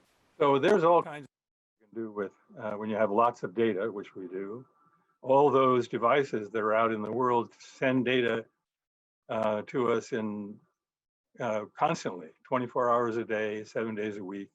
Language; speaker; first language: English; native; English